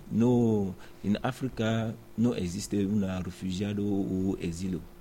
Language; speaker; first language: Spanish; non-native, learner; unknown